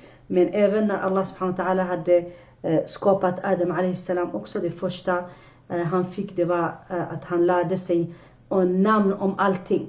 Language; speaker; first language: Swedish; non-native, fluent; Arabic